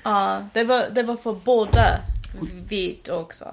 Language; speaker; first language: Swedish; non-native, learner; English